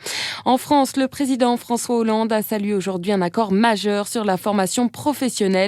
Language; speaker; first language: French; native; French